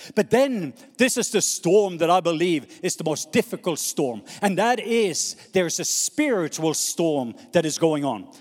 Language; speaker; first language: English; non-native, fluent; Norwegian